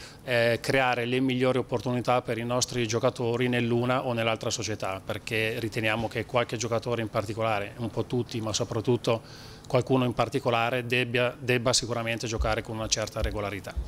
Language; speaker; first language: Italian; native; Italian